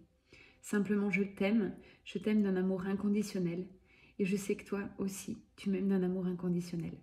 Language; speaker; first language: French; native; French